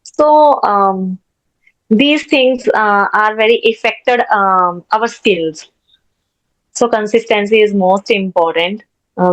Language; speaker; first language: English; non-native, learner; Hindi